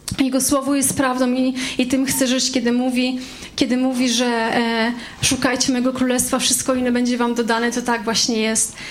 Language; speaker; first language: Polish; native; Polish